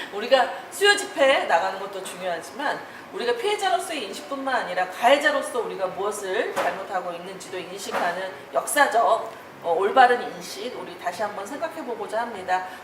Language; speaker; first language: Korean; native; Korean